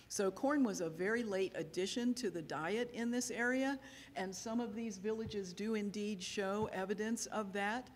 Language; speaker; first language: English; native; English